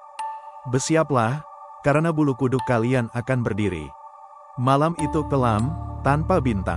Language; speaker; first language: Indonesian; native; Indonesian